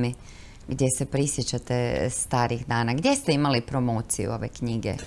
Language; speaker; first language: Croatian; native; Croatian